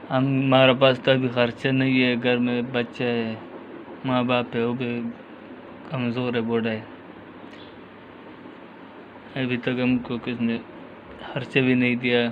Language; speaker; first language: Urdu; non-native, local second language; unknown